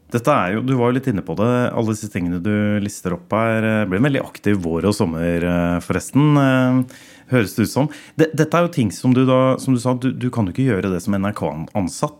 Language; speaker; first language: Norwegian; native; Norwegian